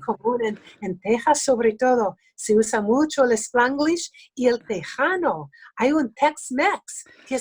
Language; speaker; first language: Spanish; early bilingual, other home language; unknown